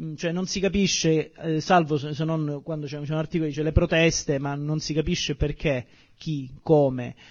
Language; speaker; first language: Italian; native; Italian